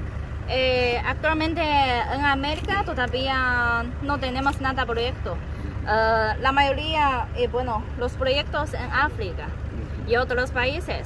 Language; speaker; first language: Spanish; non-native, learner; Chinese